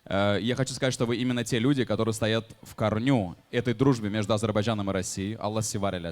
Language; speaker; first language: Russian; non-native, fluent; Azerbaijani